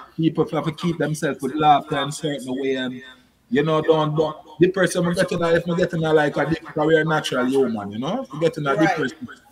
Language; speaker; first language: English; non-native, local second language; Jamaican Creole English